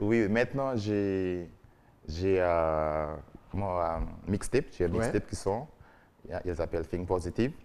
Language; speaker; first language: French; non-native, learner; English